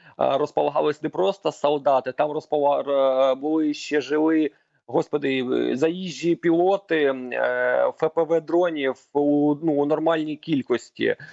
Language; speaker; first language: Ukrainian; non-native, local second language; Russian